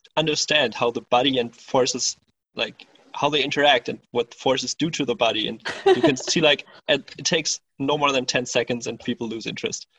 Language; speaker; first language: English; non-native, fluent; German